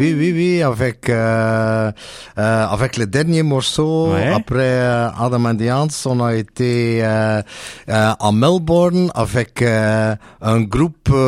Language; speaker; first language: French; non-native, local second language; Dutch